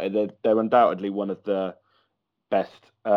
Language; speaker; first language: English; native; English